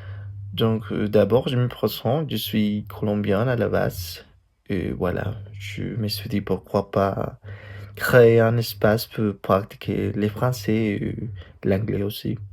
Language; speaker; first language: French; non-native, fluent; Spanish